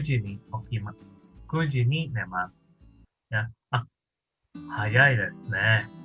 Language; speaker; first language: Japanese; non-native, learner; Indonesian